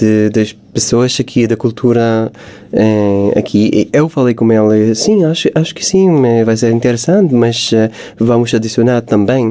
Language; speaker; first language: Portuguese; non-native, fluent; Hebrew